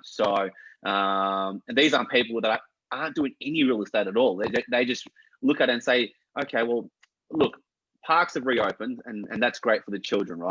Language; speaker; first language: English; native; English